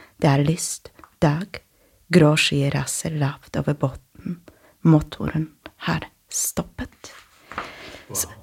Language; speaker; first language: Norwegian; non-native, fluent; Polish